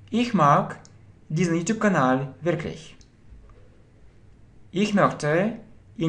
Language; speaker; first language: German; non-native, fluent; Russian